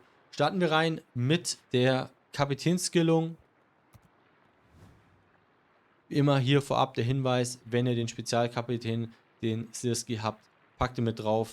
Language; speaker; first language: German; native; German